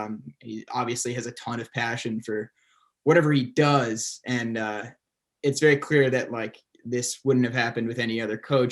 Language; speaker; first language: English; native; English